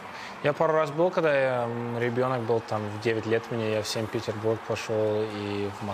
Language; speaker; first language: Russian; early bilingual, heritage; Russian